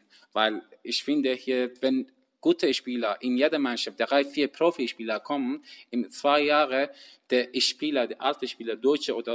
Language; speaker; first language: German; non-native, learner; Persian